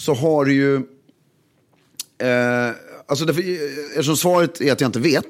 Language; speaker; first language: Swedish; native; Swedish